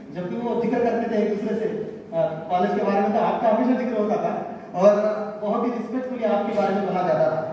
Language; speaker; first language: Hindi; non-native, local second language; Marathi